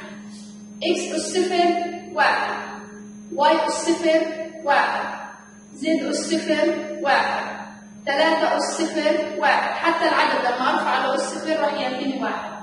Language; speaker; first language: Arabic; native; Arabic